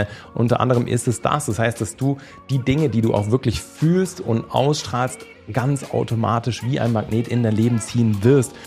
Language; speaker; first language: German; native; German